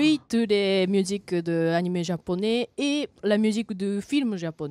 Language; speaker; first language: French; non-native, fluent; Japanese